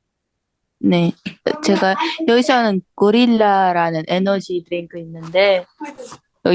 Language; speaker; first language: Korean; non-native, fluent; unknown